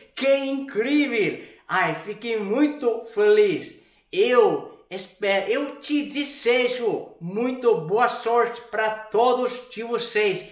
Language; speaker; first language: Portuguese; non-native, fluent; Swedish